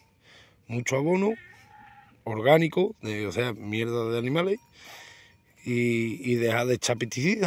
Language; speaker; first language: Spanish; native; Spanish